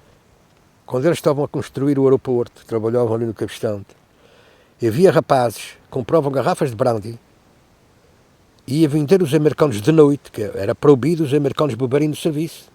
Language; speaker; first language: Portuguese; native; Portuguese